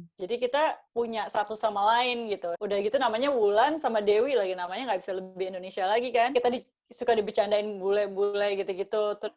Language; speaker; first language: Indonesian; native; Indonesian